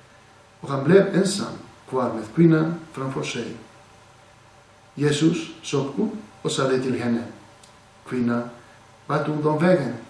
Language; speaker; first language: Swedish; non-native, fluent; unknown